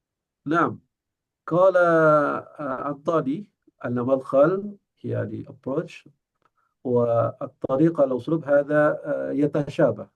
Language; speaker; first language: Arabic; non-native, fluent; Indonesian